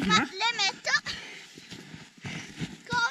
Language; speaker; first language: Italian; non-native, local second language; Ladin